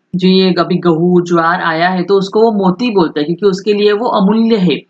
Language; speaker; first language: Hindi; non-native, local second language; Marathi